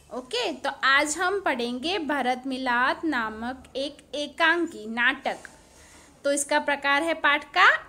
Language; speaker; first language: Hindi; non-native, local second language; Gujarati